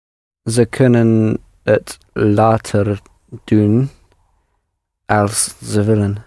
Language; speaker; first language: Dutch; non-native, learner; English